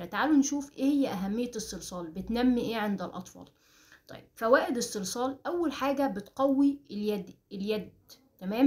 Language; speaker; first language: Arabic; native; Arabic